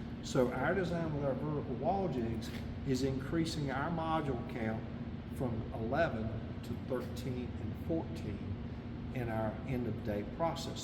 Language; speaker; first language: English; native; English